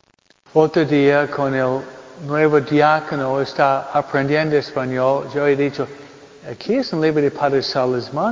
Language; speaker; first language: Spanish; non-native, fluent; English